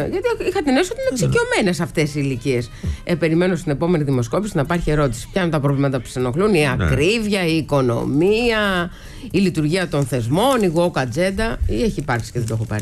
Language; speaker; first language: Greek; native; Greek